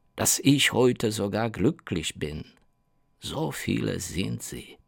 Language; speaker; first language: German; non-native, fluent; Ukrainian